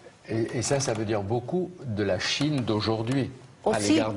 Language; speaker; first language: French; native; French